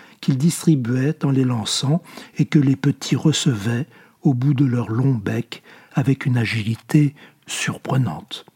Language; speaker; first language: French; native; French